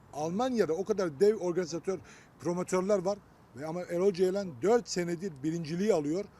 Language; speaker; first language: Turkish; early bilingual, heritage; Turkish